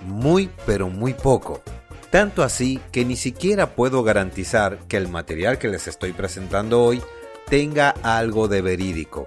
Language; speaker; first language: Spanish; native; Spanish